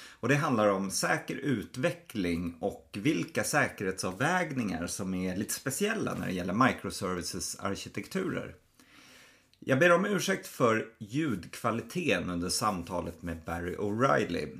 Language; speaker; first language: Swedish; native; Swedish